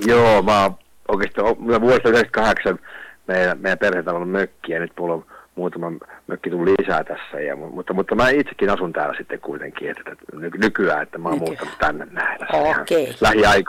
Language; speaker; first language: Finnish; native; Finnish